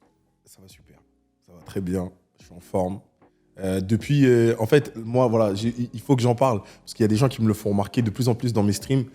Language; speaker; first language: French; native; French